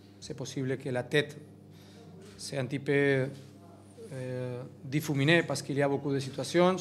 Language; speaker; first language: French; non-native, learner; Catalan